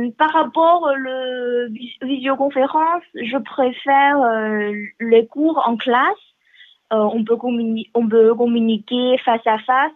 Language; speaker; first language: French; non-native, learner; Chinese